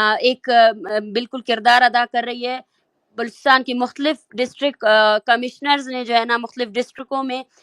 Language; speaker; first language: Urdu; non-native, local second language; Baluchi